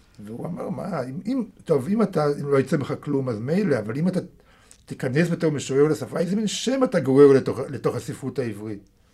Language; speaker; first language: Hebrew; early bilingual, other home language; Russian